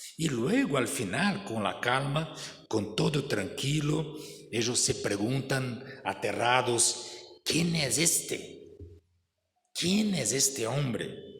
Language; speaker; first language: Spanish; non-native, fluent; Portuguese